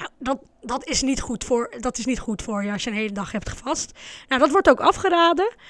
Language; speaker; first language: Dutch; early bilingual, other home language; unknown